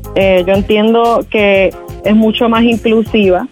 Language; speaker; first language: Spanish; native; Spanish